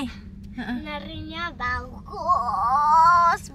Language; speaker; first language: Indonesian; early bilingual, heritage; Indonesian